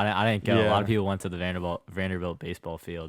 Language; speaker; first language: English; native; English